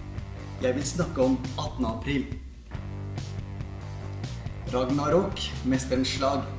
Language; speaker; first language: Norwegian; non-native, fluent; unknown